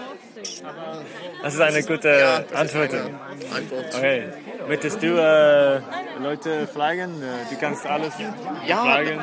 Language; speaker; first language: German; non-native, learner; English